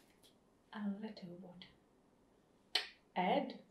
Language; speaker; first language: English; non-native, learner; Russian